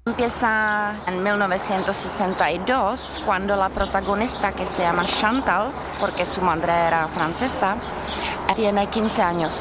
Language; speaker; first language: Spanish; non-native, fluent; Czech